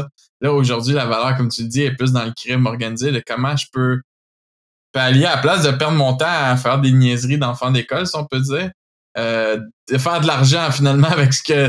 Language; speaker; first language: French; native; French